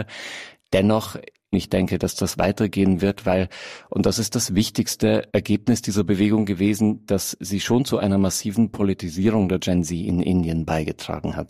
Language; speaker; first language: German; native; German